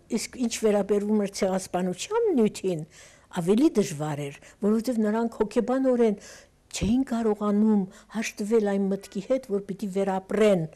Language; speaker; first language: Armenian; early bilingual, heritage; Armenian